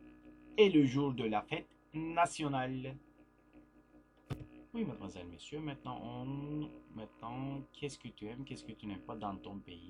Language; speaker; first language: French; non-native, fluent; Turkish